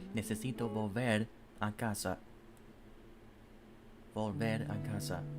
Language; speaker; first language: Spanish; non-native, learner; English